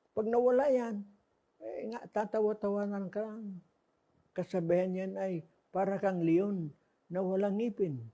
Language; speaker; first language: Filipino; non-native, local second language; Cebuano